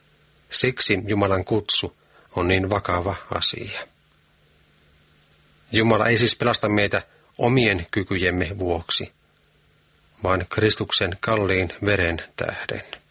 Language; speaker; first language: Finnish; native; Finnish